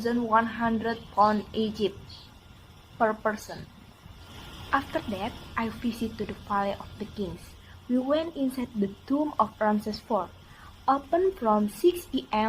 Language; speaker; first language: English; non-native, learner; Indonesian